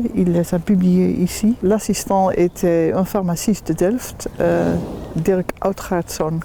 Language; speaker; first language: French; non-native, fluent; Dutch